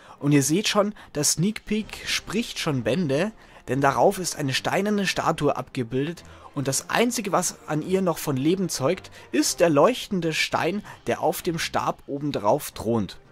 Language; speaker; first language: German; native; German